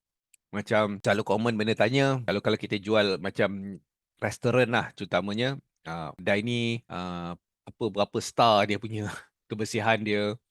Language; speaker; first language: Malay; native; Malay